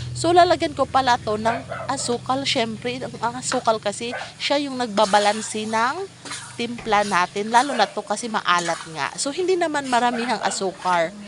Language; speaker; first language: Filipino; non-native, local second language; Cebuano